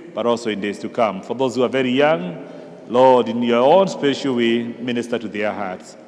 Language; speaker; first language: English; non-native, local second language; Kikuyu